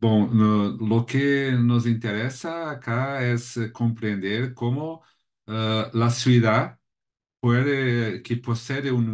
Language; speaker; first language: Spanish; non-native, learner; Portuguese